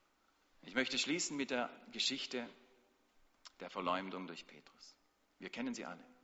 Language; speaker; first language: German; native; German